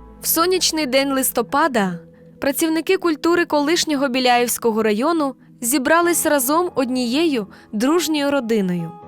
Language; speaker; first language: Ukrainian; native; Ukrainian